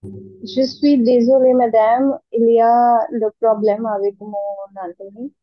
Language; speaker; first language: French; non-native, learner; Hindi